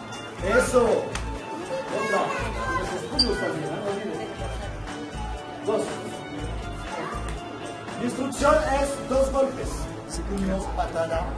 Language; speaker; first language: Spanish; non-native, learner; French